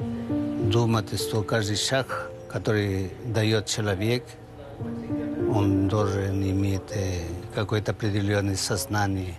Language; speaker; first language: Russian; non-native, learner; Spanish